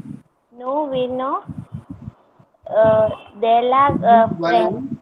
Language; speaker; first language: French; non-native, learner; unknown